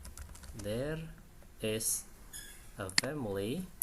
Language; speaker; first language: English; non-native, learner; Indonesian